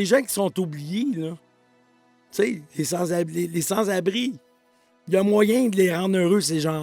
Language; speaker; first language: French; native; French